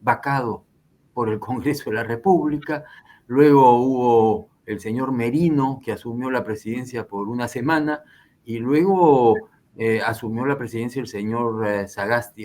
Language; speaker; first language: Spanish; native; Spanish